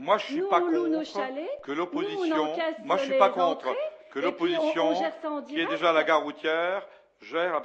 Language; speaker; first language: French; native; French